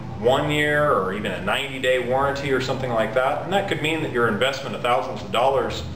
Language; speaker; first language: English; native; English